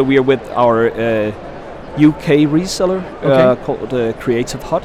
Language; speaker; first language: English; non-native, fluent; Danish